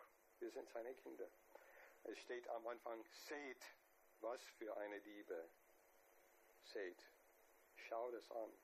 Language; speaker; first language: German; non-native, fluent; English